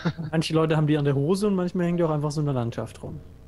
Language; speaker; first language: German; native; German